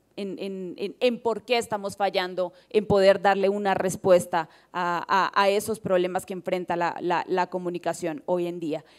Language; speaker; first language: Spanish; native; Spanish